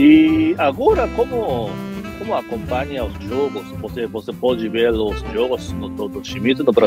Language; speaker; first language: Portuguese; non-native, fluent; Japanese